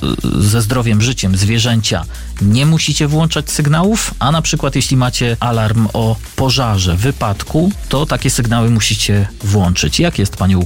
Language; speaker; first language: Polish; native; Polish